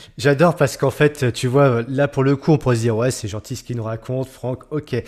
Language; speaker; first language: French; native; French